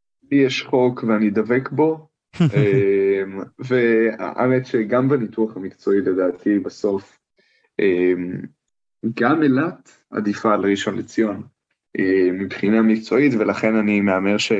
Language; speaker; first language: Hebrew; native; Hebrew